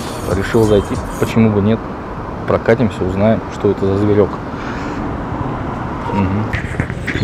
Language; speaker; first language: Russian; native; Russian